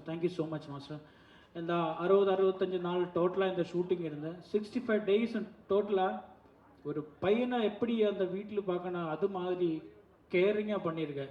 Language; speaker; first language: Tamil; non-native, learner; Malayalam